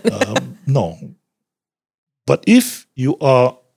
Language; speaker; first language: English; non-native, local second language; Malay